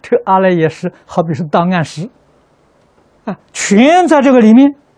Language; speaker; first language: Chinese; native; Chinese